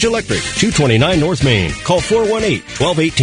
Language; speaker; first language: English; native; English